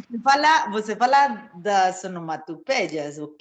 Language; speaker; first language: Portuguese; non-native, learner; Spanish